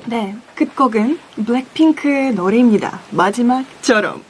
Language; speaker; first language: Korean; non-native, fluent; Russian